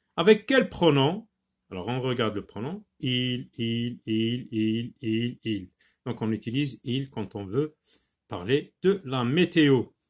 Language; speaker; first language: French; non-native, local second language; Arabic